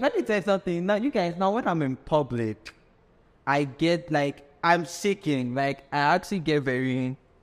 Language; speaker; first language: English; non-native, local second language; Akan